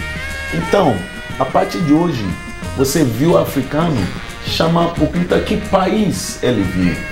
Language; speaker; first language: Portuguese; non-native, learner; Akan